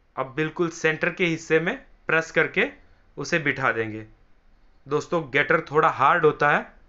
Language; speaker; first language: Hindi; non-native, local second language; Marathi